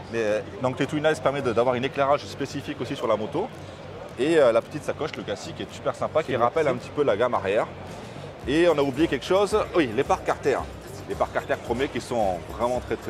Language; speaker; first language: French; native; French